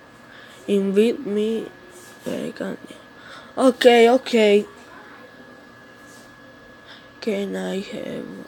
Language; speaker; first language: English; non-native, learner; Italian